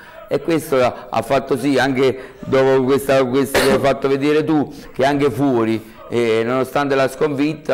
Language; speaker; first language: Italian; native; Italian